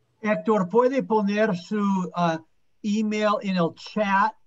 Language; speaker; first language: Spanish; non-native, fluent; English